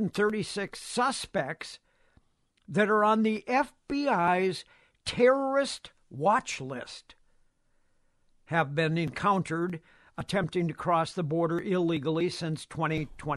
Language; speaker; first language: English; native; English